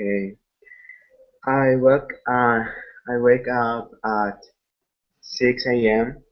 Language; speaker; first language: English; non-native, learner; Spanish